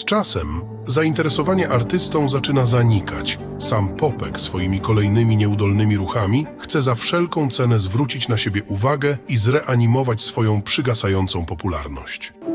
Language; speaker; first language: Polish; native; Polish